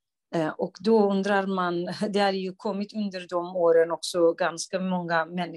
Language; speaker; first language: Swedish; non-native, fluent; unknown